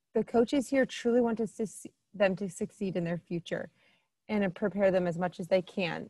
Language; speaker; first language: English; native; English